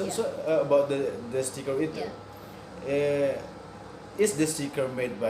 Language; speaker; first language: English; non-native, learner; Indonesian